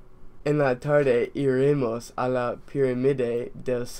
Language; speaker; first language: Spanish; non-native, learner; English